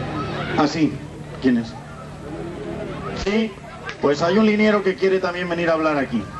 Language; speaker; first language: Spanish; native; Spanish